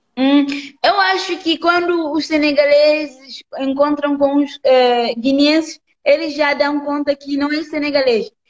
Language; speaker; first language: Portuguese; non-native, local second language; Upper Guinea Crioulo